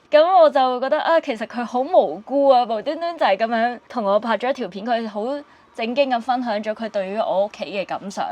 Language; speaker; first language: Cantonese; native; Cantonese